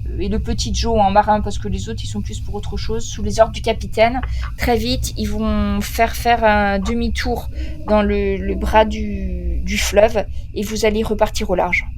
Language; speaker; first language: French; native; French